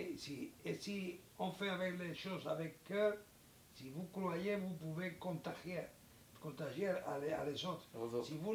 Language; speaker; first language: French; non-native, learner; Spanish